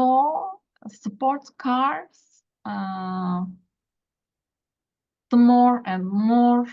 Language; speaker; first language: English; non-native, learner; Turkish